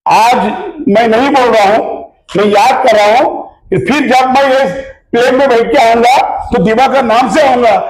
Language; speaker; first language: Hindi; non-native, local second language; Marathi